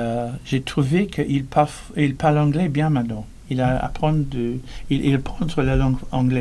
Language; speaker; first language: French; non-native, learner; English